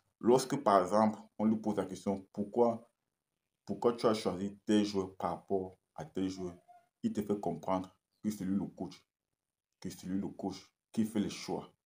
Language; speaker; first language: French; native; French